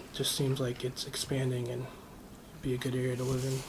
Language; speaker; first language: English; native; English